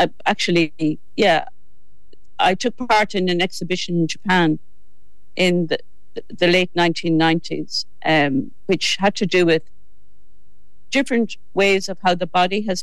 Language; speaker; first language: English; native; English